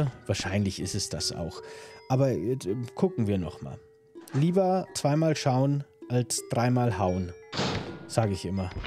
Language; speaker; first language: German; native; German